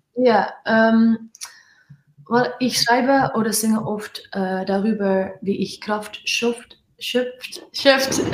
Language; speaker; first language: German; non-native, learner; Dutch